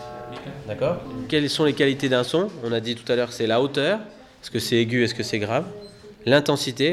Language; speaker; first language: French; native; French